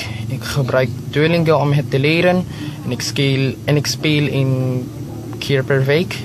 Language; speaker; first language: Dutch; non-native, learner; Filipino